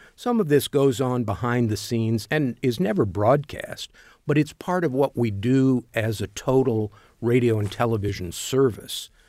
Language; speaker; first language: English; native; English